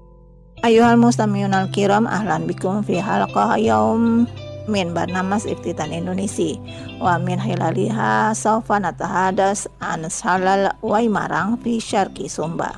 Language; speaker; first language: Arabic; non-native, fluent; Indonesian